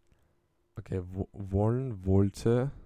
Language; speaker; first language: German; non-native, learner; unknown